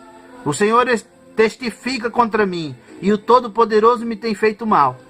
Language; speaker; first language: Portuguese; native; Portuguese